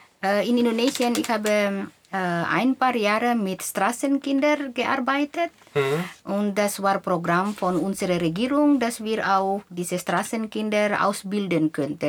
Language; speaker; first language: German; non-native, fluent; Indonesian